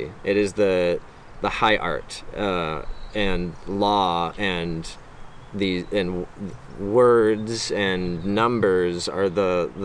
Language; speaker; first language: English; native; English